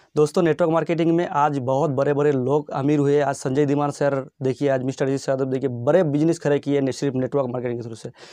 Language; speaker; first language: Hindi; non-native, local second language; Bangla